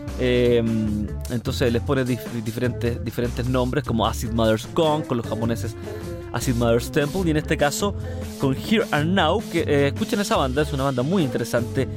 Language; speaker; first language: Spanish; native; Spanish